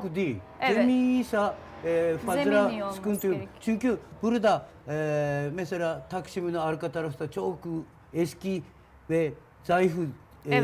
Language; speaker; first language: Turkish; non-native, learner; Japanese